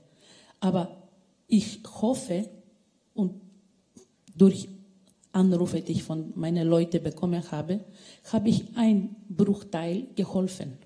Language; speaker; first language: German; non-native, fluent; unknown